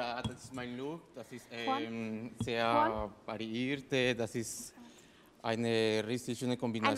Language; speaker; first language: German; non-native, learner; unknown